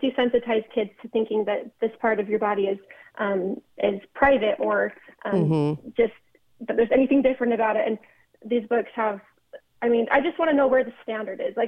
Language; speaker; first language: English; native; English